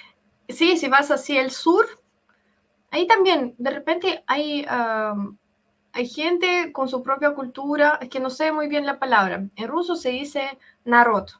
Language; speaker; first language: Spanish; non-native, fluent; Russian